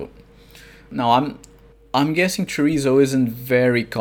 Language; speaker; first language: English; non-native, fluent; Portuguese